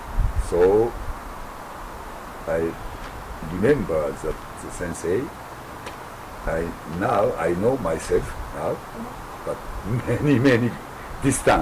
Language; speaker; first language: English; non-native, learner; Japanese